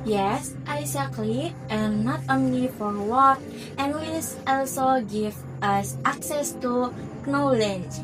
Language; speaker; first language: English; non-native, learner; Indonesian